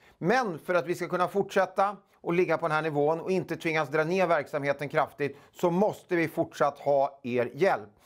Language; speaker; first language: Swedish; native; Swedish